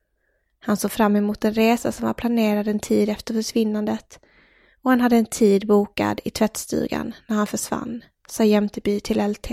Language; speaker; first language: Swedish; native; Swedish